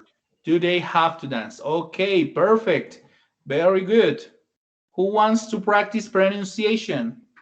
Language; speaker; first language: English; non-native, fluent; Spanish